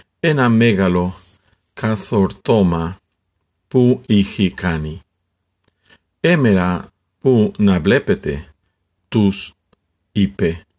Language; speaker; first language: Greek; non-native, learner; Spanish